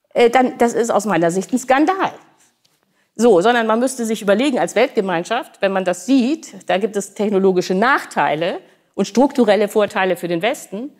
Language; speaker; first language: German; native; German